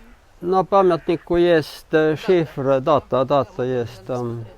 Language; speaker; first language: Russian; non-native, learner; Estonian